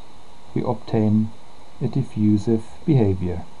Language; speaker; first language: English; non-native, fluent; German